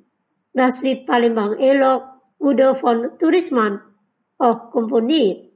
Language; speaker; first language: German; non-native, learner; Indonesian